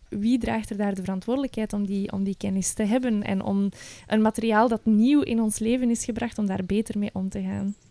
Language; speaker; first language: Dutch; native; Dutch